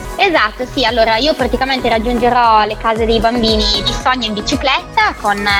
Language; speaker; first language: Italian; native; Italian